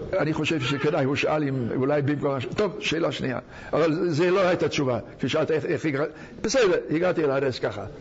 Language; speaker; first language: Hebrew; non-native, fluent; Hungarian